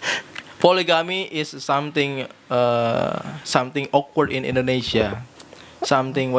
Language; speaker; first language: English; non-native, learner; Indonesian